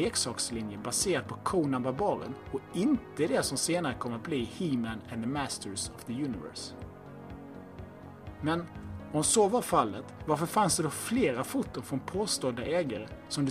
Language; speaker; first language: Swedish; native; Swedish